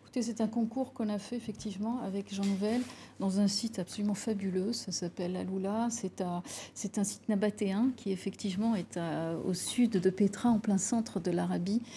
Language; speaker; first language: French; non-native, local second language; Arabic